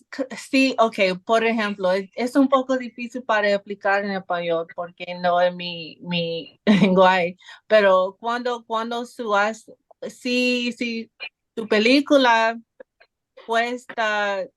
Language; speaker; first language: Spanish; non-native, learner; English